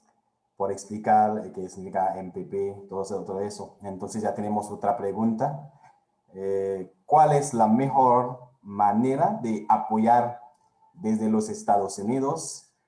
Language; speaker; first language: Spanish; non-native, fluent; Haitian Creole